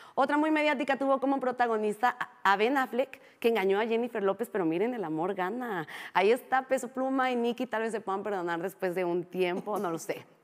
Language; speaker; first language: Spanish; native; Spanish